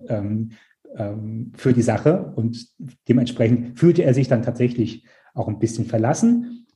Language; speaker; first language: German; native; German